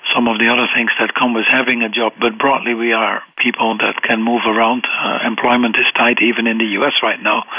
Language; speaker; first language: English; non-native, fluent; Dutch